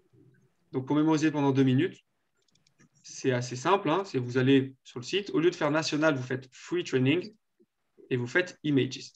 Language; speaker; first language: French; native; French